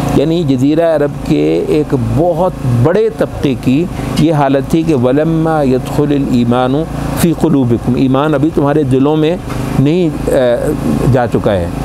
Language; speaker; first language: Urdu; non-native, local second language; Punjabi